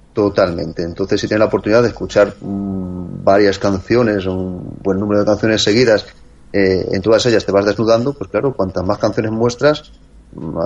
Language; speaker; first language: Spanish; native; Spanish